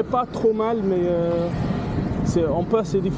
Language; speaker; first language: French; non-native, learner; English